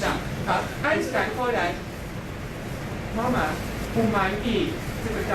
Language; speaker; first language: Chinese; non-native, fluent; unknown